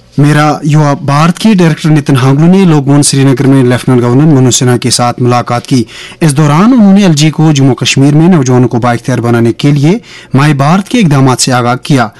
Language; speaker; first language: Urdu; non-native, local second language; Kashmiri